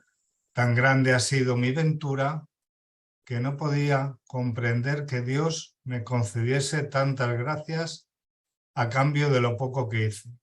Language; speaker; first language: Spanish; native; Spanish